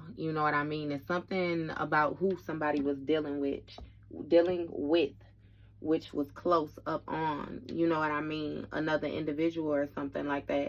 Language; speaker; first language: English; native; English